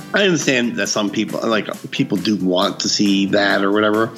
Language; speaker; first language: English; early bilingual, other home language; Filipino